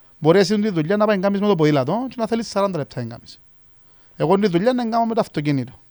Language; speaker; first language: Greek; native; Greek